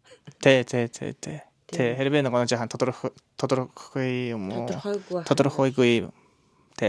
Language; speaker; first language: Mongolian; non-native, learner; Japanese